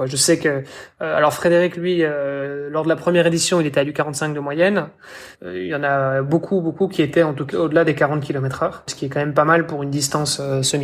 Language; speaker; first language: French; native; French